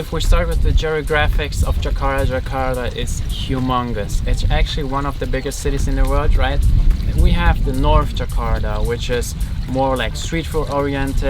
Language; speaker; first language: English; non-native, fluent; German